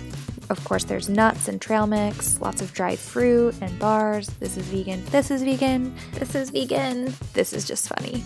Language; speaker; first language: English; native; English